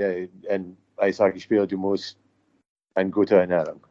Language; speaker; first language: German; non-native, learner; English